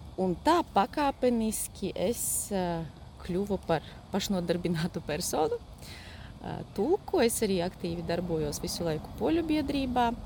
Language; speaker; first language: Latvian; non-native, local second language; Polish